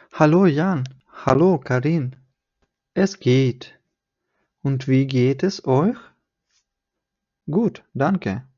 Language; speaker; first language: German; non-native, fluent; Ukrainian